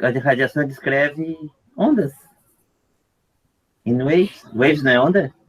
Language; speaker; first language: Portuguese; native; Portuguese